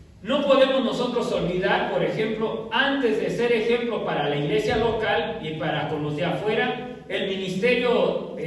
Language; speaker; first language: Spanish; native; Spanish